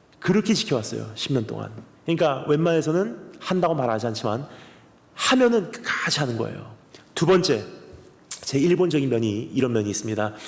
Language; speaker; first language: Korean; early bilingual, heritage; Korean